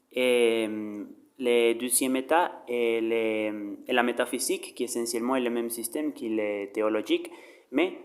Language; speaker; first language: French; non-native, learner; Spanish